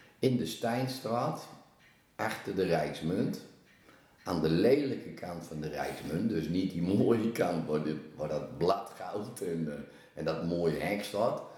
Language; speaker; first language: Dutch; native; Dutch